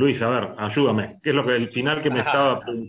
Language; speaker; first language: Spanish; native; Spanish